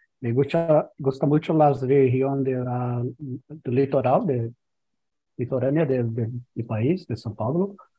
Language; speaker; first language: Spanish; non-native, learner; Portuguese